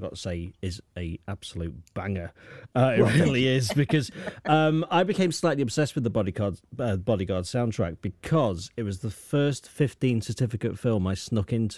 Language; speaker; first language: English; native; English